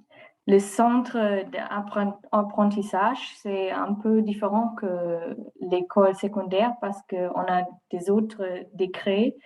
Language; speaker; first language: French; non-native, learner; German